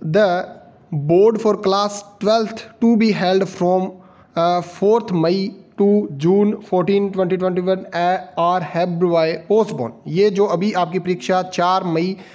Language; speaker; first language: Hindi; non-native, local second language; Punjabi